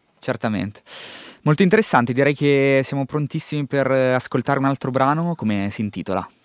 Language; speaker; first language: Italian; native; Italian